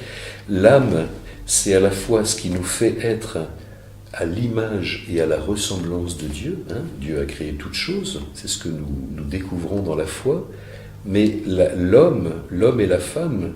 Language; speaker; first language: French; native; French